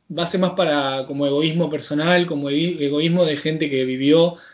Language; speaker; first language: Spanish; native; Spanish